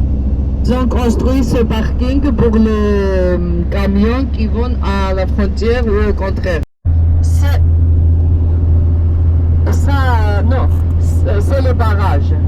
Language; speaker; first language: French; non-native, fluent; Georgian